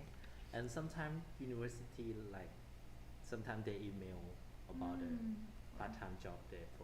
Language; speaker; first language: English; non-native, fluent; Thai